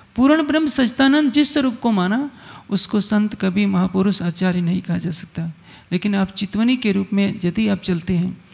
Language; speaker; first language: Hindi; native; Hindi